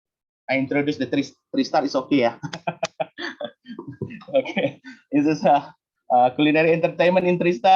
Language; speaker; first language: English; non-native, learner; Indonesian